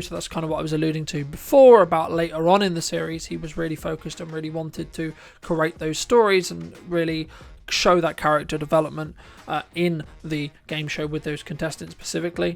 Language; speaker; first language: English; native; English